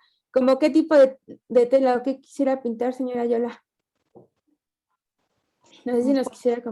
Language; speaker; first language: Spanish; native; Spanish